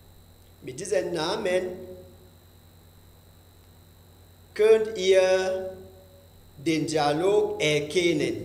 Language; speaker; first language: German; non-native, fluent; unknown